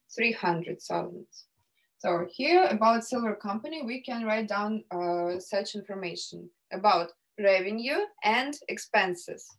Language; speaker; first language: English; non-native, fluent; Russian